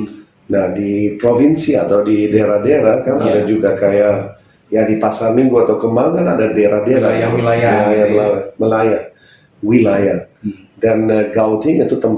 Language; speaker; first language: Indonesian; non-native, fluent; English